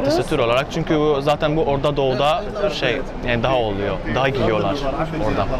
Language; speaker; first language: Turkish; non-native, learner; Arabic